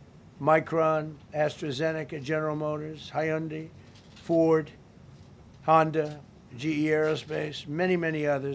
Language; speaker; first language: English; native; English